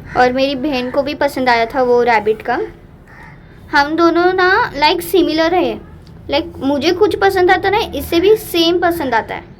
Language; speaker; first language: Hindi; non-native, local second language; Marathi